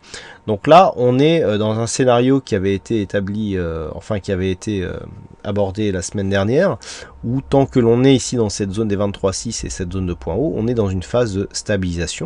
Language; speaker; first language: French; native; French